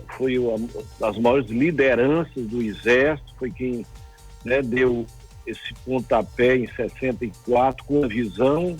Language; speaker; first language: Portuguese; native; Portuguese